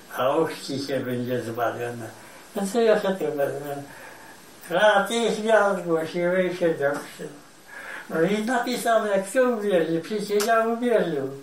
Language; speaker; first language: Polish; native; Polish